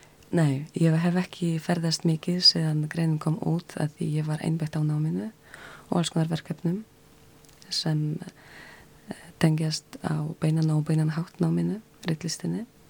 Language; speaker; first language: Icelandic; non-native, fluent; Polish